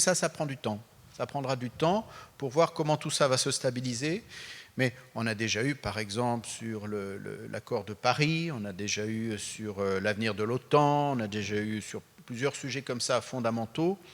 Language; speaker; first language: French; native; French